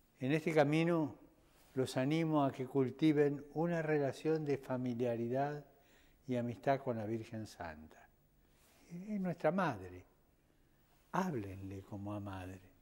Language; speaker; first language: Spanish; native; Spanish